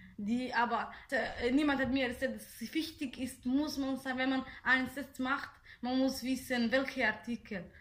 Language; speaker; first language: German; non-native, learner; Somali